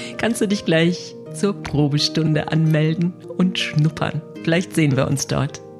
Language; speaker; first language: German; native; German